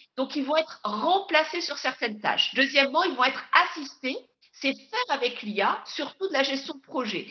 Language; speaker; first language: French; native; French